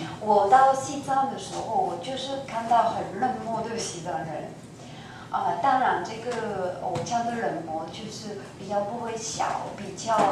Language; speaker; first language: Chinese; non-native, fluent; French